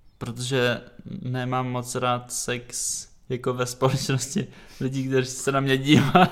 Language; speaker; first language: Czech; native; Czech